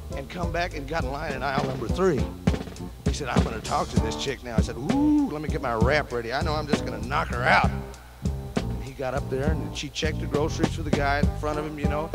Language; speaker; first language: English; native; English